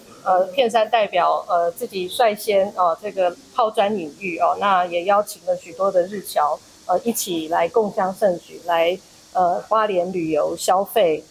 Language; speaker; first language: Chinese; native; Chinese